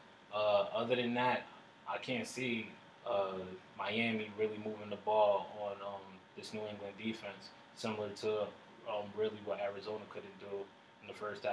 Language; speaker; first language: English; native; English